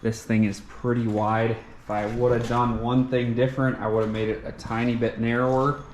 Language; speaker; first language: English; native; English